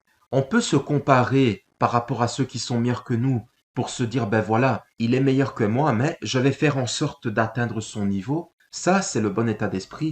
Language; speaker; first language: French; native; French